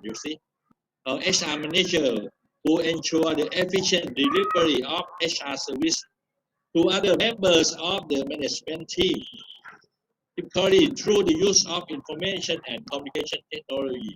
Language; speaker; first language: English; non-native, fluent; Thai